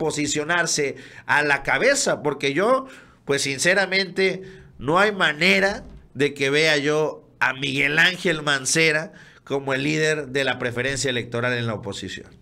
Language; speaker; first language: Spanish; native; Spanish